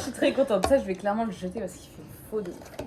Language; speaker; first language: French; native; French